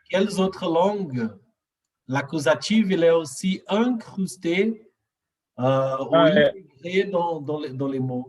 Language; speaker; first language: French; non-native, learner; Portuguese